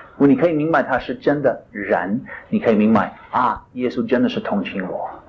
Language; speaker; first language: Chinese; non-native, fluent; English